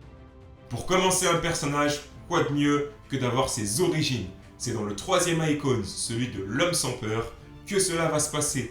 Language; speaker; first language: French; native; French